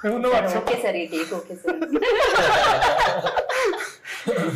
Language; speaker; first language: Telugu; native; Telugu